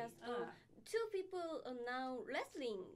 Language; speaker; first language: English; non-native, learner; Korean